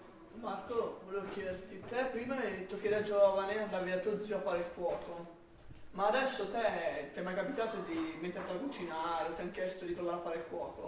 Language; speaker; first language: Italian; native; Italian